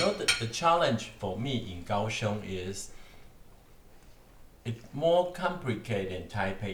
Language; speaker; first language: English; non-native, learner; Chinese